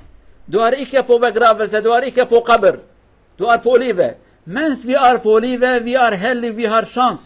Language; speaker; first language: Swedish; non-native, learner; Kurdish